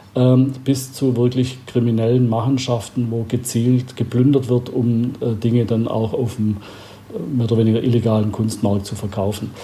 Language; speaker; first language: German; native; German